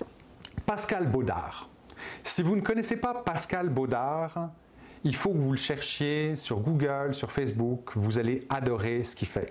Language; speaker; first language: French; native; French